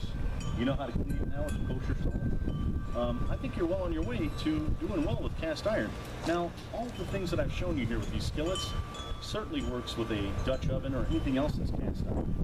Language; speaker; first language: English; native; English